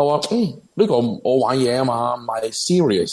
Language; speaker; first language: Cantonese; non-native, learner; Spanish